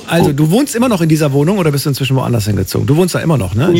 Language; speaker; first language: German; native; German